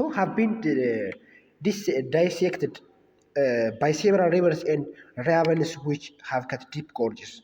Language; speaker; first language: English; non-native, local second language; Amharic